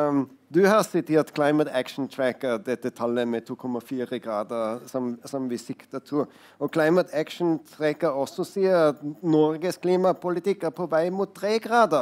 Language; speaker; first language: Norwegian; non-native, fluent; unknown